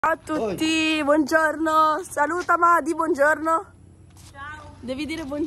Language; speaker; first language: Italian; early bilingual, heritage; Filipino